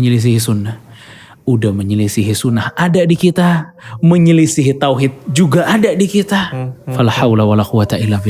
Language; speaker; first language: Indonesian; native; Indonesian